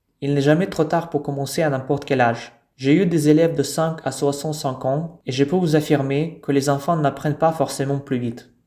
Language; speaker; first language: French; non-native, fluent; Russian